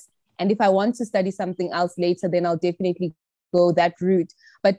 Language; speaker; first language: English; non-native, local second language; Tsonga